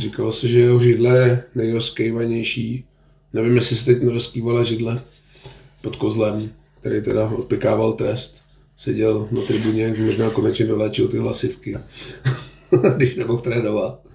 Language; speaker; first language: Czech; native; Czech